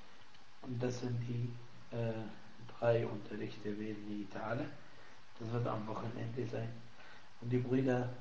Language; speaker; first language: German; non-native, fluent; Arabic